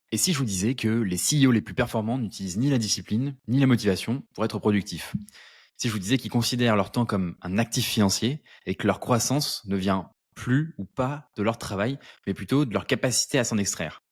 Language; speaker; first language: French; native; French